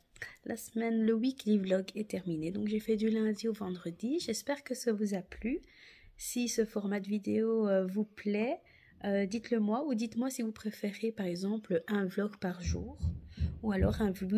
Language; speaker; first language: French; native; French